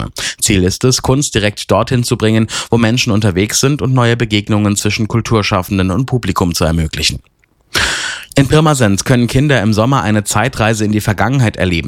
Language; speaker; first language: German; native; German